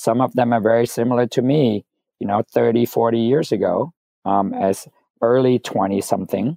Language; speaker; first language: English; non-native, fluent; Vietnamese